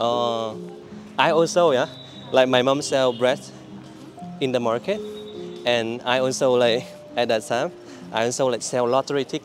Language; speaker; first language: English; non-native, learner; Vietnamese